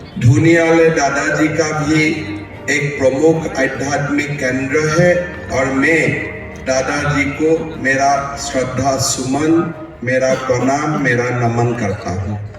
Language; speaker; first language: Hindi; non-native, local second language; Assamese